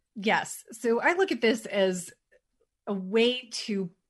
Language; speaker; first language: English; native; English